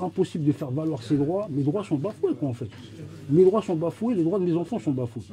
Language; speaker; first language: French; early bilingual, other home language; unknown